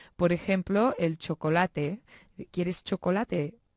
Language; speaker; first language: Spanish; native; Spanish